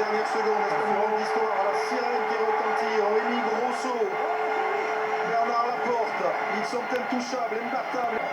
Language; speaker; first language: French; native; French